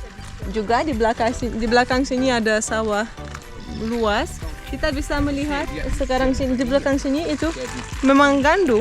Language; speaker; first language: Indonesian; non-native, fluent; Russian